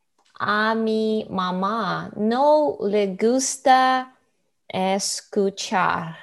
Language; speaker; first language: Spanish; non-native, learner; Russian